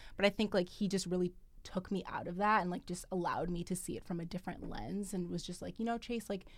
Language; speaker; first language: English; native; English